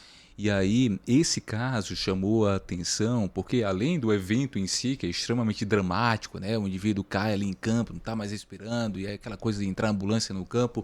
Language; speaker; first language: Portuguese; native; Portuguese